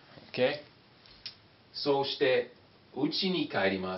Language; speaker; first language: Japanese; non-native, learner; English